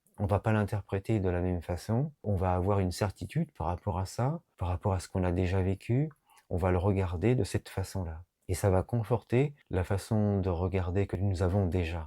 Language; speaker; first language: French; native; French